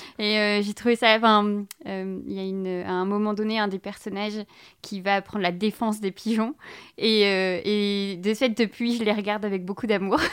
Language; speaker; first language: French; native; French